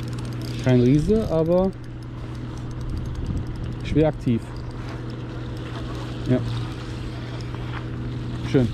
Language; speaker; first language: German; native; German